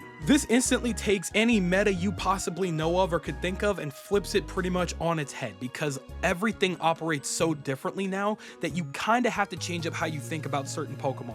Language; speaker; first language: English; native; English